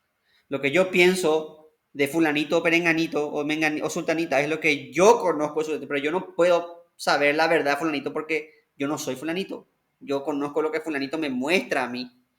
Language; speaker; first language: Spanish; native; Spanish